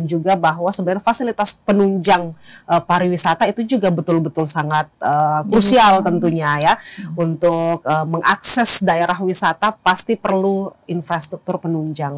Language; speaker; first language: Indonesian; native; Indonesian